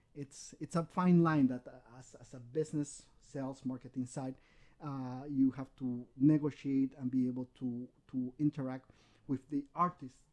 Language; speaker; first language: English; non-native, fluent; Spanish